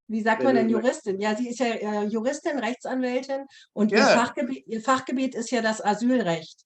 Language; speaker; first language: German; native; German